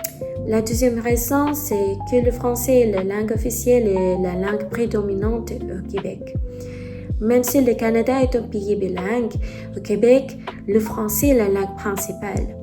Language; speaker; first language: French; non-native, learner; Filipino